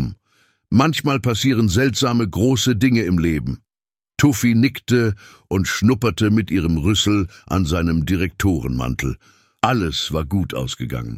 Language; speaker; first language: German; native; German